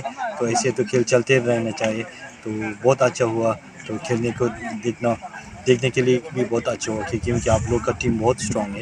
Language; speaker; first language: Hindi; non-native, fluent; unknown